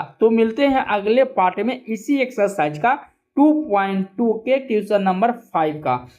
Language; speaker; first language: Hindi; native; Hindi